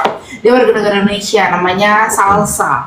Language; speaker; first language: Indonesian; native; Indonesian